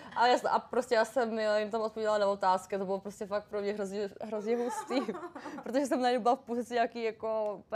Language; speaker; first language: Czech; native; Czech